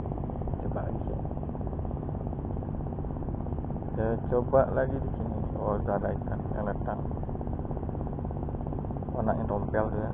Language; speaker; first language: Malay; non-native, local second language; Balinese